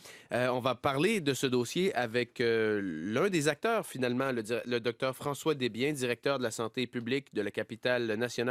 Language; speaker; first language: French; native; French